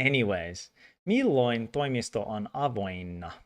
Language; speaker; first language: Finnish; non-native, learner; English